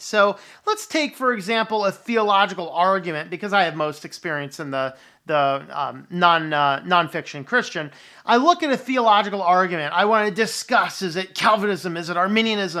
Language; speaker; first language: English; native; English